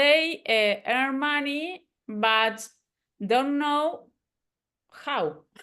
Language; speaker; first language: English; non-native, learner; Spanish